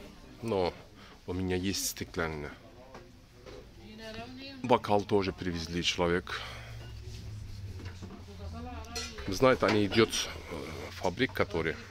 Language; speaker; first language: Russian; non-native, learner; Turkish